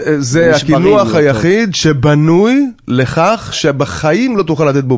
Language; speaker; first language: Hebrew; native; Hebrew